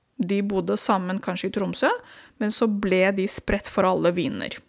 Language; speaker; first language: Norwegian; non-native, fluent; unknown